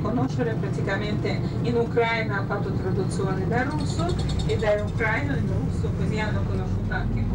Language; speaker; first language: Italian; non-native, learner; Russian